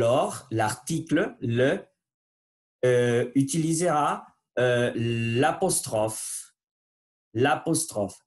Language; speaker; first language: French; non-native, learner; Spanish